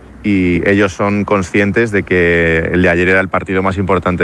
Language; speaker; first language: Spanish; native; Spanish